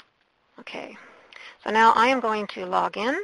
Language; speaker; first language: English; native; English